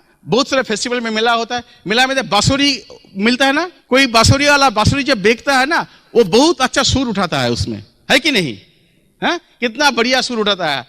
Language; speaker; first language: Hindi; non-native, local second language; Bangla